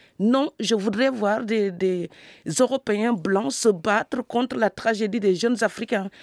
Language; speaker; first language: French; non-native, local second language; Serer